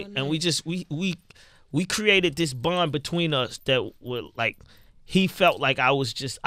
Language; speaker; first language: English; native; English